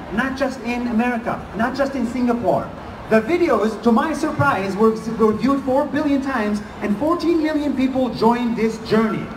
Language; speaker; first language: English; non-native, fluent; Arabic